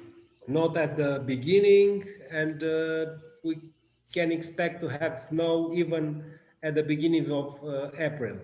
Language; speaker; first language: English; non-native, learner; Romanian